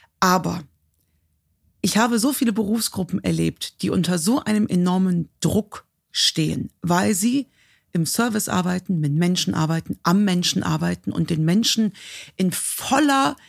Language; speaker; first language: German; native; German